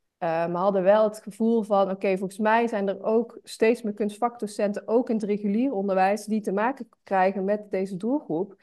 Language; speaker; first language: Dutch; native; Dutch